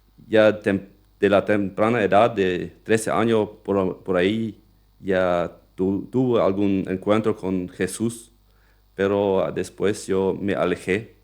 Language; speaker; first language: Spanish; non-native, local second language; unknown